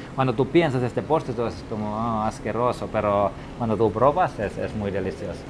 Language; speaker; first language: Spanish; non-native, learner; Finnish